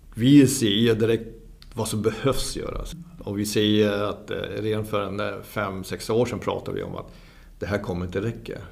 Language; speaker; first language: Swedish; non-native, fluent; German